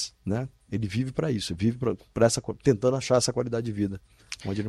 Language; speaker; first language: Portuguese; native; Portuguese